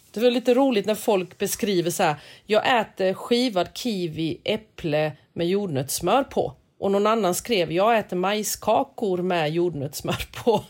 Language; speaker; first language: Swedish; early bilingual, other home language; Korean